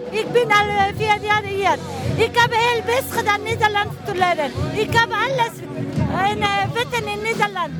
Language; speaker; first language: Dutch; non-native, learner; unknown